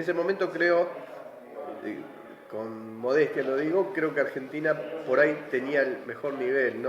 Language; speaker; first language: Spanish; native; Spanish